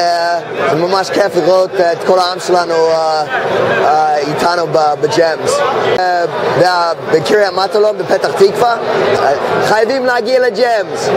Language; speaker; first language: Hebrew; non-native, fluent; English